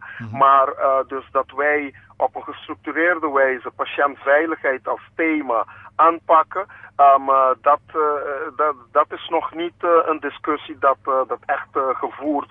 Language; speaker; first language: Dutch; non-native, local second language; Papiamento